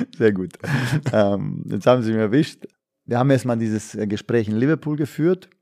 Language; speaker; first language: German; non-native, fluent; Bosnian